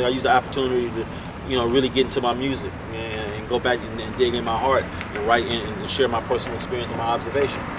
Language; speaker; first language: English; native; English